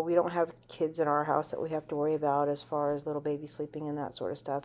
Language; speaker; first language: English; native; English